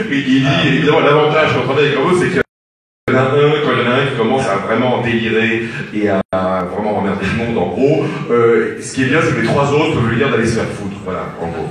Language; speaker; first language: French; native; French